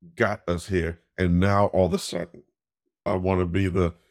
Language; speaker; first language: English; native; English